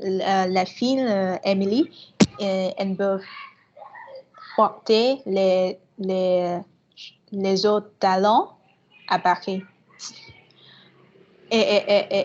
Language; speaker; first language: French; non-native, fluent; Vietnamese